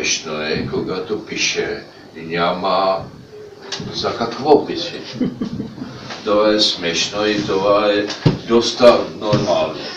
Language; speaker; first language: Bulgarian; non-native, learner; Czech